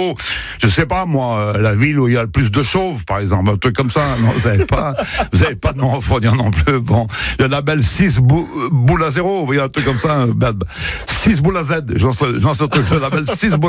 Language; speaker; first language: French; native; French